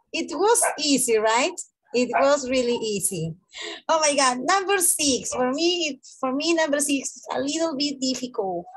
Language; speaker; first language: English; non-native, fluent; Spanish